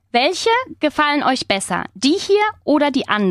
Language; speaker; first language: German; non-native, fluent; Spanish